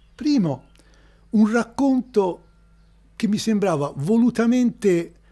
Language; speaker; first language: Italian; native; Italian